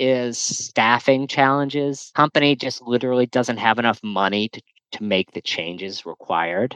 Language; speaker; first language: English; native; English